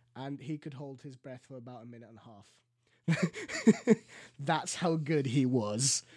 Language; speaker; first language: English; early bilingual, other home language; Greek